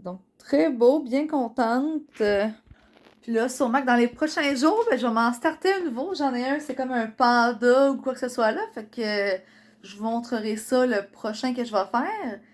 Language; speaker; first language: French; native; French